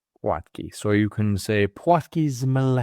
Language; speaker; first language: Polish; non-native, learner; English